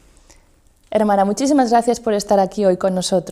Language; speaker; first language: Spanish; native; Spanish